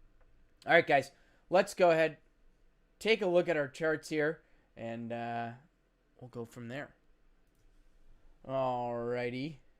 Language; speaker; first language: English; native; English